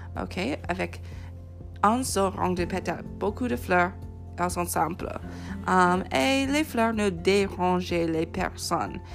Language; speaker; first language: French; non-native, fluent; English